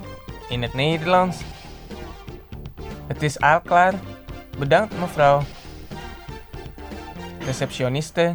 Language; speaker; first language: Dutch; non-native, fluent; Indonesian